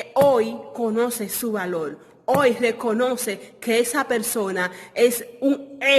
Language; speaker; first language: Spanish; non-native, fluent; Haitian Creole